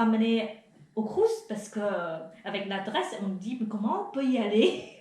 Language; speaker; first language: French; non-native, fluent; Vietnamese